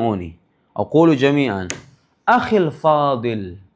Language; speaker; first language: Arabic; non-native, fluent; Indonesian